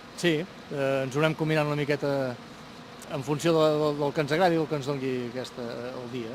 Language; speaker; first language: Catalan; native; Catalan